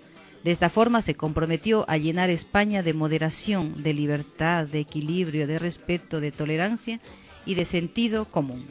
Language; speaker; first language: Spanish; native; Spanish